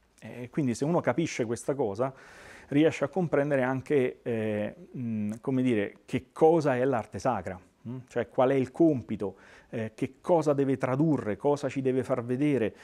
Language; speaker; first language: Italian; native; Italian